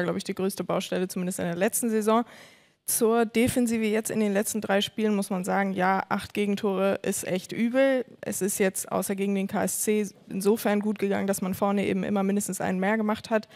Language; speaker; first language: German; native; German